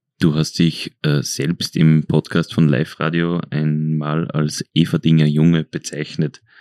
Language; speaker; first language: German; native; German